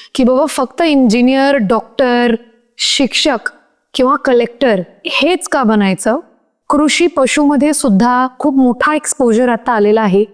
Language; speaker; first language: Marathi; non-native, local second language; Hindi